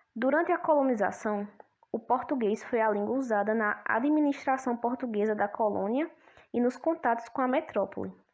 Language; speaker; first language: Portuguese; native; Portuguese